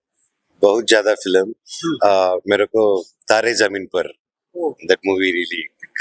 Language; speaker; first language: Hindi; non-native, local second language; Telugu